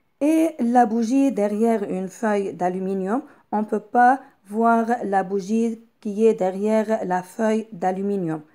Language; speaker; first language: French; non-native, local second language; Arabic